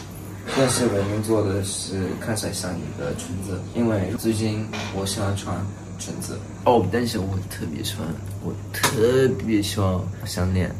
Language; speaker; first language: Chinese; non-native, learner; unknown